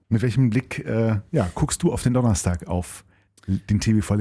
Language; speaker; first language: German; native; German